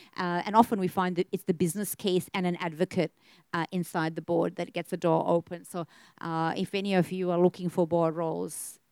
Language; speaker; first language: English; native; English